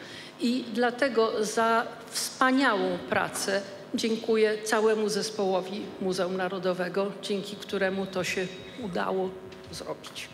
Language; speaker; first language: Polish; native; Polish